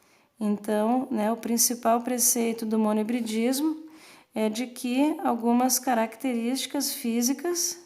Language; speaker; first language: Portuguese; native; Portuguese